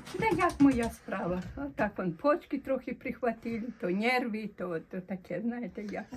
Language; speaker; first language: Ukrainian; native; Ukrainian